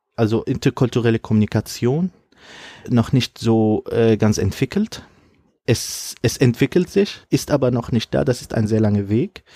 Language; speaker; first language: German; non-native, fluent; Arabic